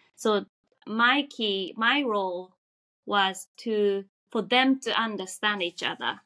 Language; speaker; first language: English; non-native, fluent; Japanese